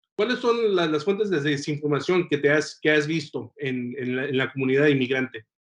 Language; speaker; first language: Spanish; early bilingual, heritage; Spanish